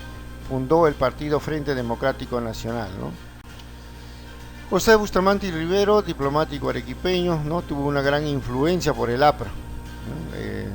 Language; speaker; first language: Spanish; native; Spanish